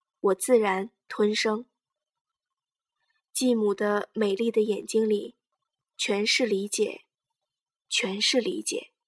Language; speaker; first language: Chinese; native; Chinese